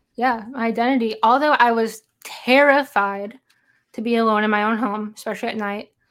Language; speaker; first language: English; native; English